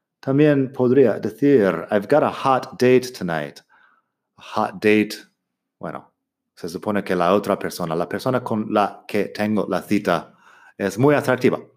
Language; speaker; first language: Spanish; non-native, fluent; English